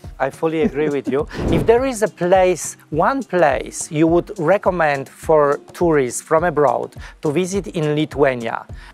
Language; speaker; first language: English; non-native, fluent; Polish